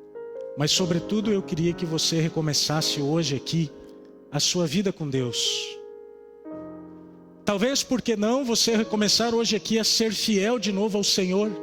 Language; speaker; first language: Portuguese; native; Portuguese